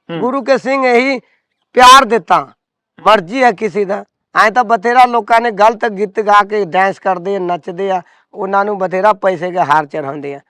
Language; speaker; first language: Punjabi; early bilingual, other home language; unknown